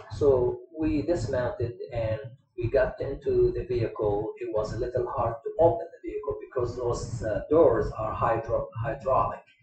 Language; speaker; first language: English; non-native, fluent; Arabic